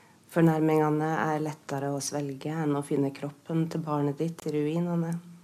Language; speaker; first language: Norwegian; native; Norwegian